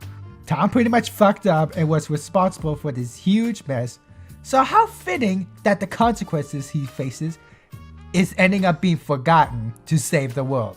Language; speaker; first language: English; native; English